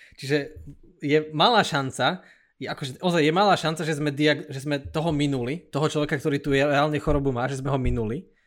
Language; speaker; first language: Slovak; native; Slovak